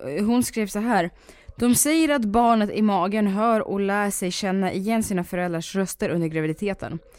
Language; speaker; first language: Swedish; native; Swedish